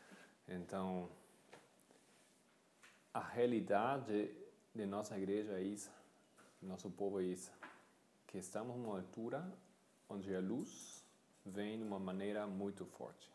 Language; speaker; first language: Portuguese; non-native, fluent; Spanish